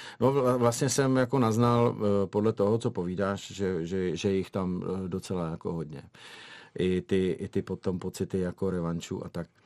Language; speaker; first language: Czech; native; Czech